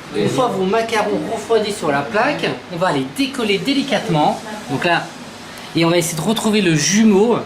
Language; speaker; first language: French; native; French